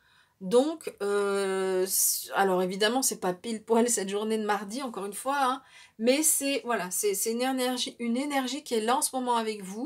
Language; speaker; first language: French; native; French